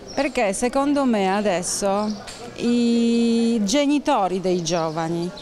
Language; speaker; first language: Italian; non-native, fluent; Polish